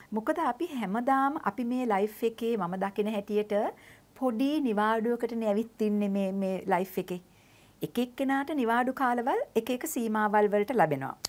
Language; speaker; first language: Sinhala; native; Sinhala